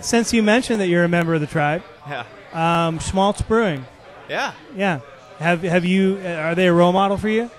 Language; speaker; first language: English; native; English